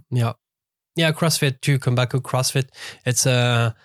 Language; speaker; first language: English; non-native, fluent; French